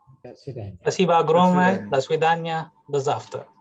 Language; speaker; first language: Russian; non-native, fluent; Hindi